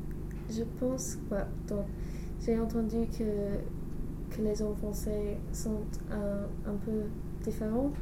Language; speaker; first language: French; non-native, learner; English